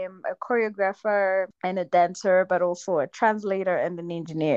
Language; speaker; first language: English; non-native, local second language; Kinyarwanda